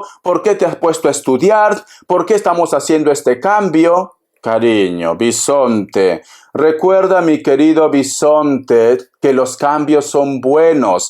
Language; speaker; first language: Spanish; native; Spanish